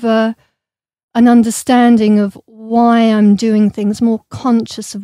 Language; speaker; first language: English; native; English